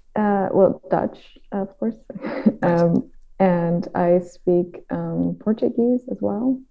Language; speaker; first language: English; non-native, fluent; Dutch